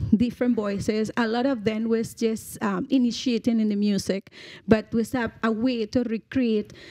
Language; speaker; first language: English; non-native, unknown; Spanish